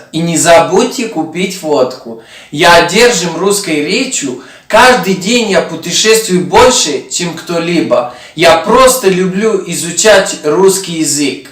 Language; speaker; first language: Russian; non-native, fluent; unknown